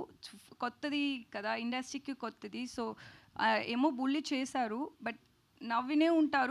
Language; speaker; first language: Telugu; non-native, learner; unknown